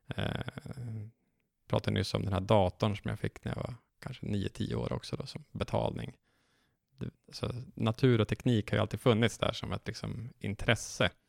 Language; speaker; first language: Swedish; native; Swedish